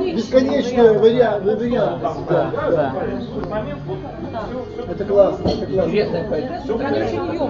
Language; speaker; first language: Russian; native; Russian